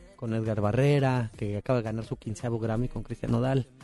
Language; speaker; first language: Spanish; native; Spanish